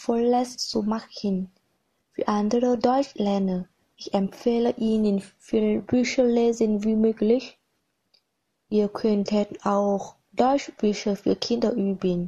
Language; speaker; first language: German; non-native, learner; Vietnamese